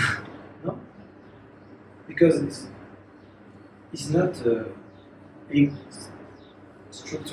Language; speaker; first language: English; non-native, learner; French